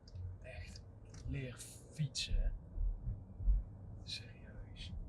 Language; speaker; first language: Dutch; non-native, learner; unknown